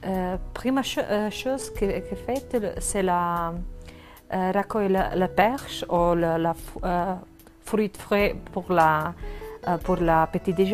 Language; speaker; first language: French; non-native, learner; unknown